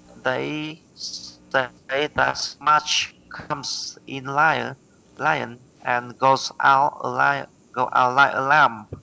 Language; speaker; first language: English; non-native, learner; Vietnamese